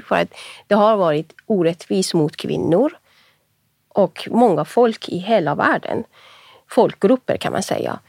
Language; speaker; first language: Swedish; non-native, fluent; Persian